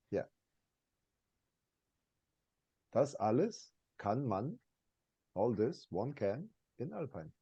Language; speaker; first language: German; non-native, fluent; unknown